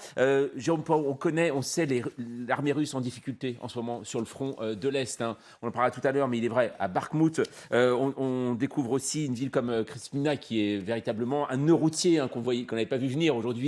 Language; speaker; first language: French; native; French